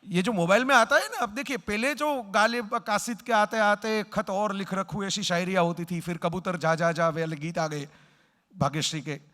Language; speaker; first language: Hindi; non-native, local second language; Gujarati